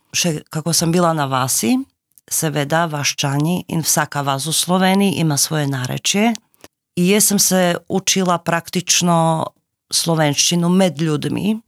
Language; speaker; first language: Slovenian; non-native, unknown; Slovak